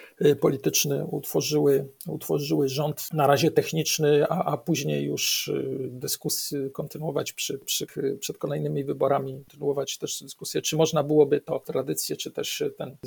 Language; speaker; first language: Polish; native; Polish